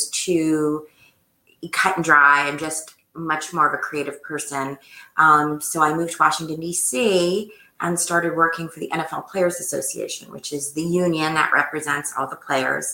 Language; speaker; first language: English; native; English